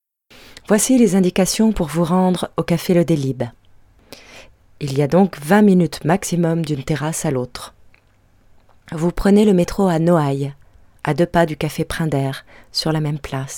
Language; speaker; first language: French; native; French